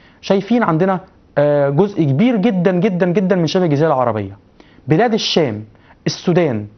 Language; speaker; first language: Arabic; native; Arabic